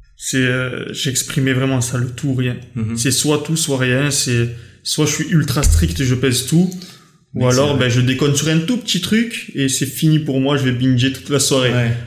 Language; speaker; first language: French; native; French